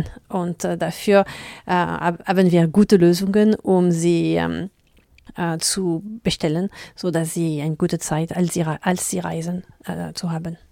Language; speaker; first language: German; non-native, learner; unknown